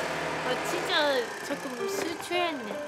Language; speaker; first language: Korean; non-native, learner; Japanese